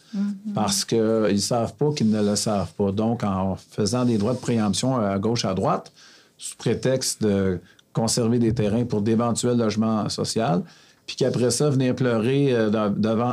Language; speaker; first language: French; native; French